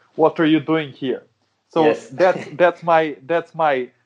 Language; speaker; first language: English; non-native, fluent; Serbian